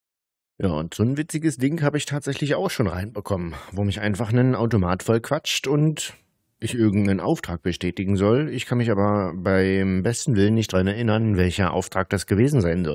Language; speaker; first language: German; native; German